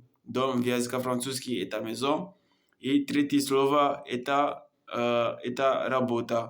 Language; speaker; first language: Russian; non-native, learner; Comorian